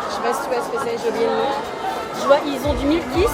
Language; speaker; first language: French; native; French